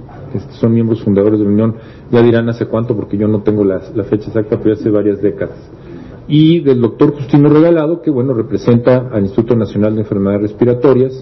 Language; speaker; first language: Spanish; native; Spanish